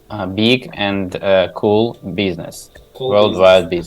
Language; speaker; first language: English; non-native, learner; Tajik